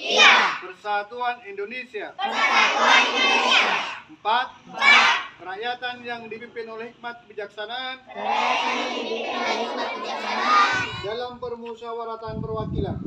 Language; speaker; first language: Indonesian; native; Indonesian